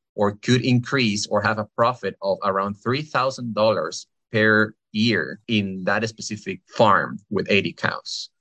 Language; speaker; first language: English; non-native, fluent; Spanish